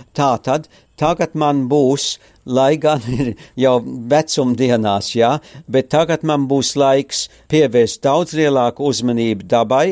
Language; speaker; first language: Latvian; early bilingual, heritage; Latvian